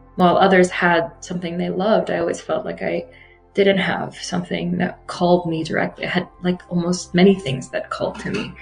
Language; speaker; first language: English; non-native, fluent; Arabic